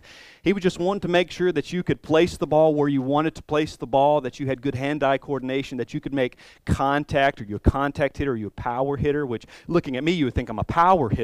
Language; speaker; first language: English; native; English